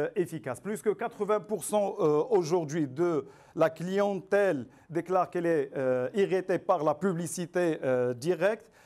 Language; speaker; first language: French; non-native, local second language; Arabic